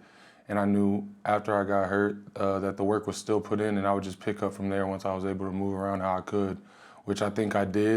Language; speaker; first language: English; native; English